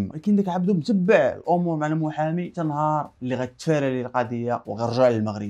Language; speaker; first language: Arabic; native; Arabic